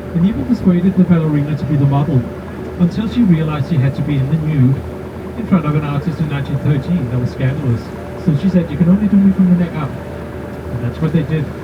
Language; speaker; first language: English; non-native, fluent; Danish